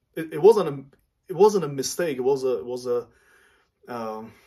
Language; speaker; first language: English; non-native, fluent; Armenian